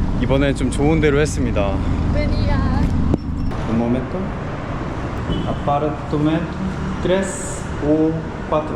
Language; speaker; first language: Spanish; non-native, learner; Korean